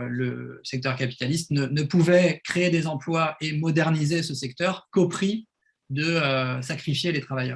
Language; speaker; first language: French; native; French